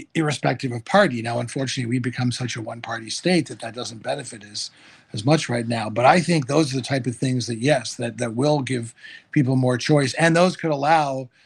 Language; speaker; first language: English; native; English